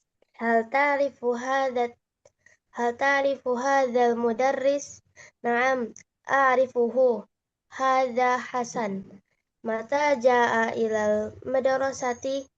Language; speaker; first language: Arabic; non-native, learner; Indonesian